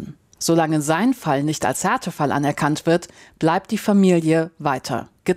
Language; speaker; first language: German; native; German